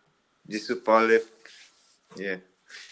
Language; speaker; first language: French; non-native, learner; Portuguese